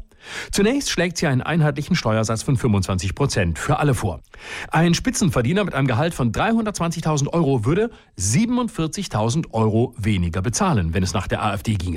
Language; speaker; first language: German; native; German